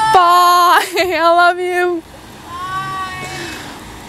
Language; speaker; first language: English; non-native, fluent; German